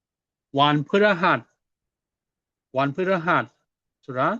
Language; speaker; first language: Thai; non-native, fluent; Burmese